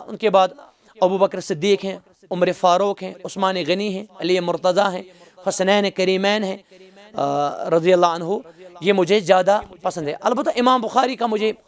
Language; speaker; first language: Hindi; non-native, local second language; Kashmiri